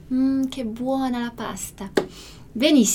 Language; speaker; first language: Italian; non-native, fluent; Portuguese